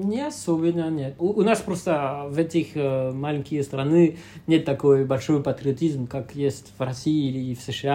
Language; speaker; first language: Russian; non-native, fluent; French